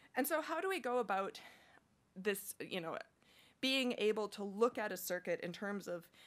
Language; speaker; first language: English; native; English